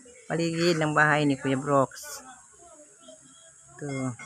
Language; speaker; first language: Filipino; non-native, local second language; Cebuano